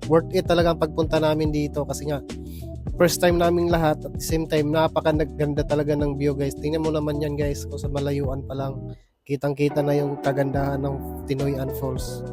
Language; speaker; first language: Filipino; non-native, local second language; Cebuano